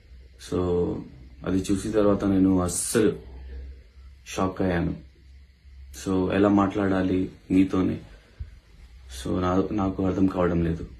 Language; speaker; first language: Telugu; non-native, learner; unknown